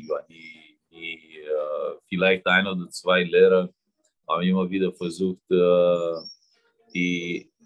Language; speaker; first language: German; non-native, fluent; Romanian